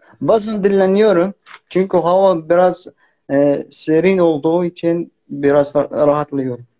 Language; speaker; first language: Turkish; non-native, learner; Arabic